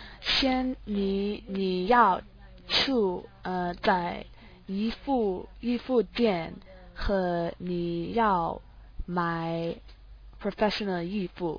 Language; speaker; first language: Chinese; non-native, learner; English